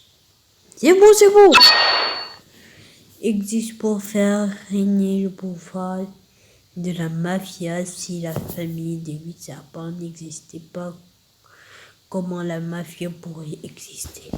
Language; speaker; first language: French; native; French